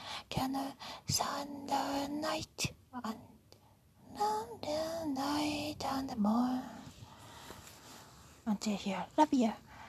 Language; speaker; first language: English; non-native, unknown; Japanese